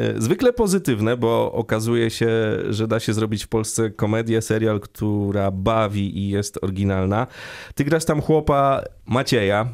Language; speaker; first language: Polish; native; Polish